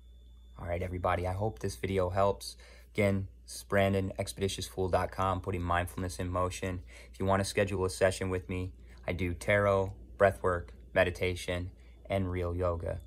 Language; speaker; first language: English; native; English